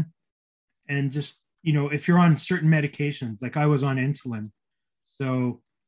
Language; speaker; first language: English; native; English